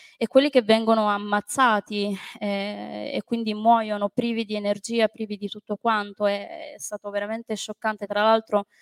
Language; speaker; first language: Italian; early bilingual, other home language; Arabic